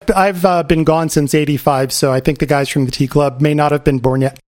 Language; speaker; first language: English; native; English